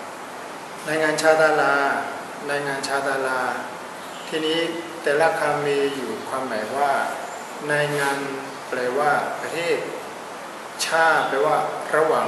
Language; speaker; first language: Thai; non-native, fluent; Burmese